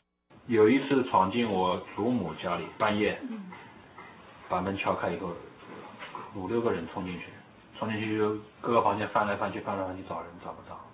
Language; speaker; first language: Chinese; native; Chinese